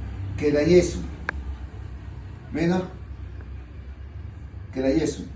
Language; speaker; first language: Spanish; native; Spanish